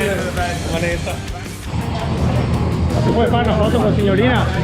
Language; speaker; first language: Italian; native; Italian